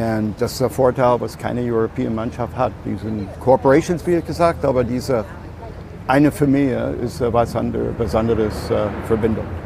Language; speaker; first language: German; non-native, learner; English